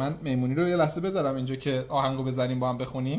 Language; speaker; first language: Persian; native; Persian